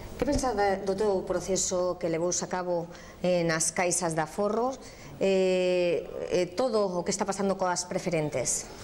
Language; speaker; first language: Galician; non-native, local second language; Spanish